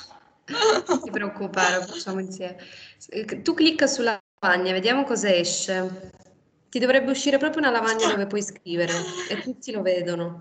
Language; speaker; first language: Italian; native; Italian